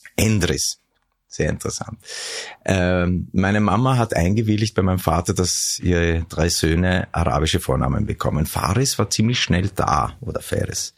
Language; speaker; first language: German; early bilingual, other home language; Arabic